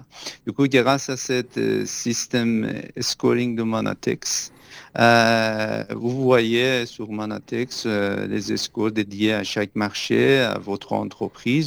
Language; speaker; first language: French; non-native, fluent; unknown